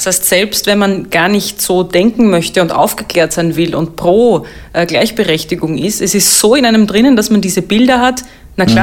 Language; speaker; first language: German; native; German